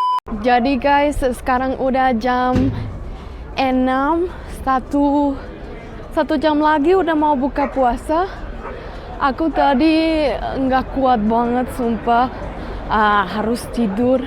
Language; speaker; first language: Indonesian; non-native, fluent; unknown